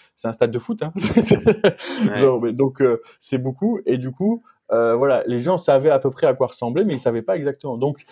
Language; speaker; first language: French; native; French